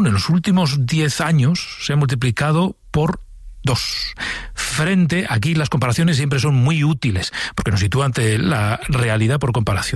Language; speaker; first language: Spanish; native; Spanish